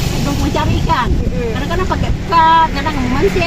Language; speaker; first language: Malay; non-native, local second language; Achinese